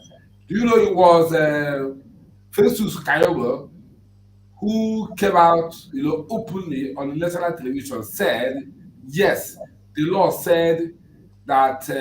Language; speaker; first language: English; non-native, local second language; Igbo